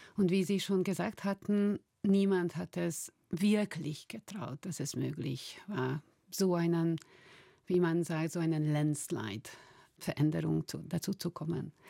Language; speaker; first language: German; non-native, fluent; Hungarian